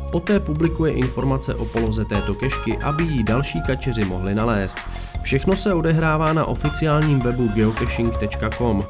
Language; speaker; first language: Czech; native; Czech